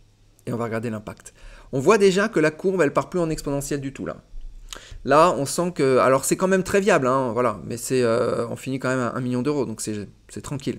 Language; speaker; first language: French; native; French